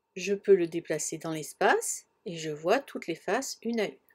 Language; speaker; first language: French; native; French